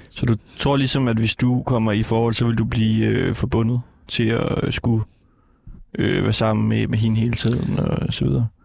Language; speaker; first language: Danish; native; Danish